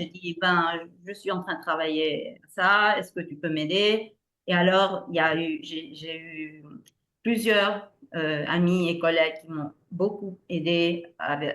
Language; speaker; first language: French; non-native, fluent; Spanish